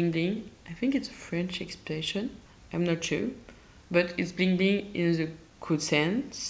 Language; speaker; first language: English; non-native, learner; French